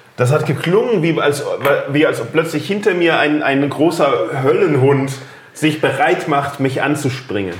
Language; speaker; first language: German; native; German